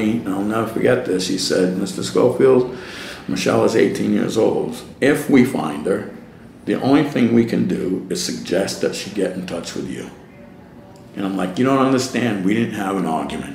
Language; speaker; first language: English; native; English